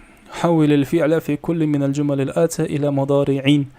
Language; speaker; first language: Arabic; non-native, fluent; Kazakh